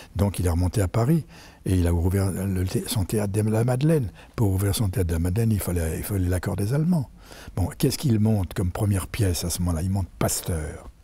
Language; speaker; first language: French; native; French